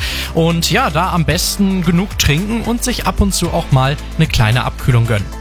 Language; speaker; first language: German; native; German